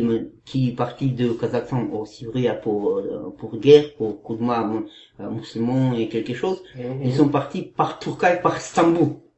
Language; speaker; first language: French; non-native, learner; Kazakh